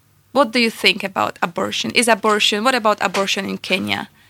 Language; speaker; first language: English; non-native, fluent; Polish